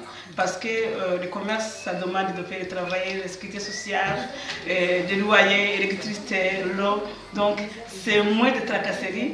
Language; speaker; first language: French; non-native, local second language; Kinyarwanda